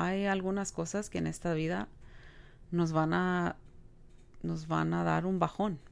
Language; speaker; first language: Spanish; early bilingual, heritage; Spanish